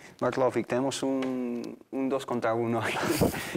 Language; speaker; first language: Spanish; native; Spanish